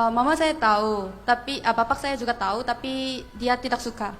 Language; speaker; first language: Indonesian; non-native, fluent; Korean